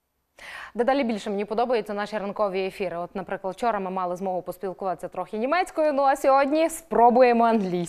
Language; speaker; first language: Ukrainian; native; Ukrainian